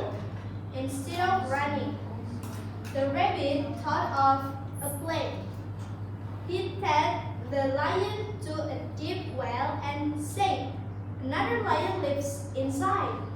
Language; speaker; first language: English; non-native, learner; Indonesian